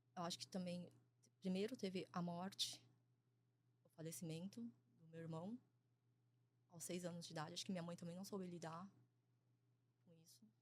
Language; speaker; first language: Portuguese; early bilingual, other home language; Chinese